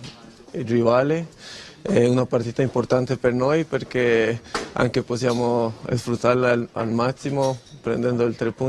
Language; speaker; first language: Italian; non-native, fluent; Spanish